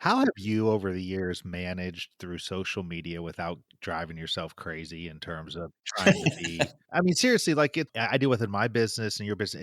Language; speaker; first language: English; native; English